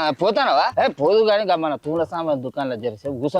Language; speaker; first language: Telugu; native; Telugu